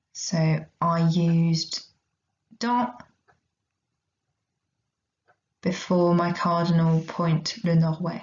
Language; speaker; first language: French; non-native, fluent; English